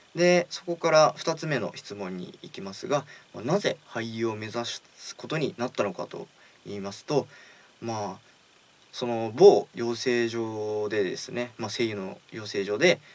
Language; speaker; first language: Japanese; native; Japanese